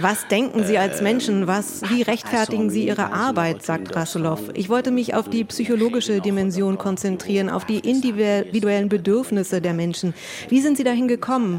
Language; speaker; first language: German; native; German